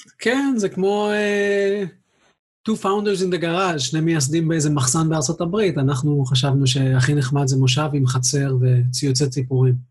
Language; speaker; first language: Hebrew; native; Hebrew